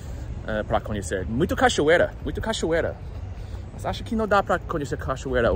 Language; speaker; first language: Portuguese; non-native, learner; English